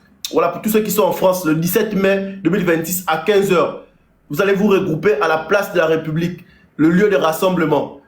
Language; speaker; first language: French; native; French